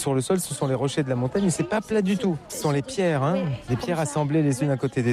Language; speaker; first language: French; native; French